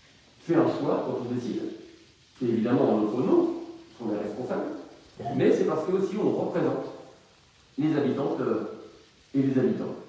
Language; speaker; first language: French; native; French